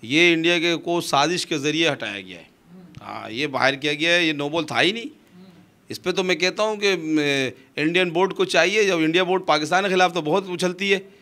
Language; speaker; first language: Urdu; non-native, local second language; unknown